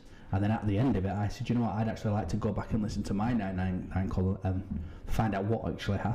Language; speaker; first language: English; native; English